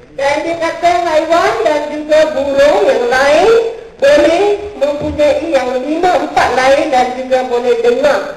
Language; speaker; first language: Malay; non-native, local second language; Tamil